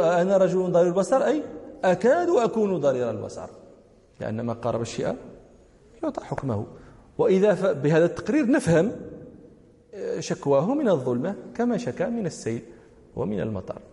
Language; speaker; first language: Arabic; native; Arabic